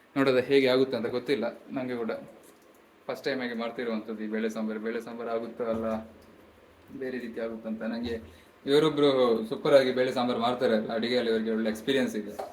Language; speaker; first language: Kannada; non-native, local second language; Tulu